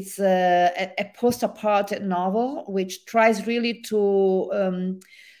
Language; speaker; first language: English; non-native, fluent; Italian